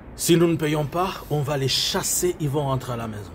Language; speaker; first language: French; non-native, local second language; Swahili